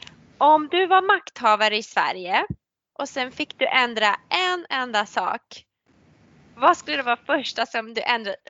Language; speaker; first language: Swedish; native; Swedish